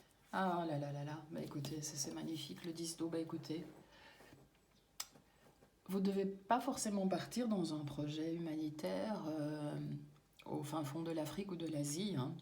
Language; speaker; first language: French; native; French